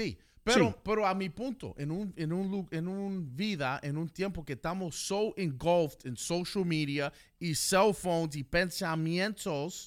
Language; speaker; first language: Spanish; early bilingual, heritage; Spanish